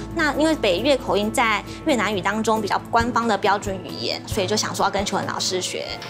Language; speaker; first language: Chinese; native; Chinese